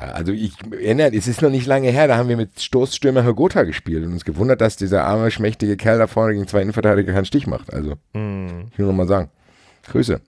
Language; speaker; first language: German; native; German